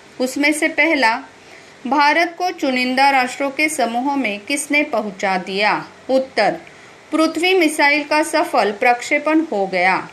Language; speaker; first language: Hindi; non-native, local second language; Marathi